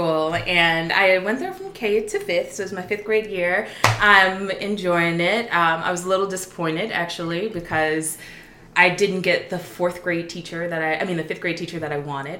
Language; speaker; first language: English; native; English